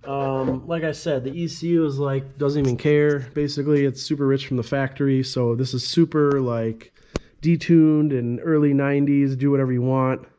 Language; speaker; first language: English; native; English